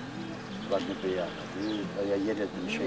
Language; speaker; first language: Hebrew; non-native, fluent; Yiddish